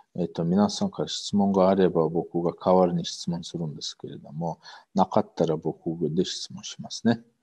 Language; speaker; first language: Japanese; non-native, fluent; Mongolian